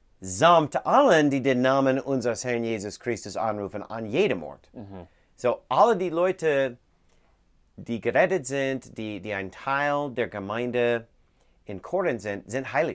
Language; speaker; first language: German; non-native, learner; English